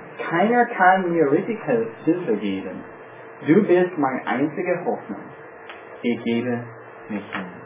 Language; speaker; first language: German; non-native, fluent; English